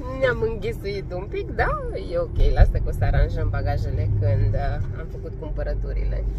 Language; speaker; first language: Romanian; non-native, local second language; Hungarian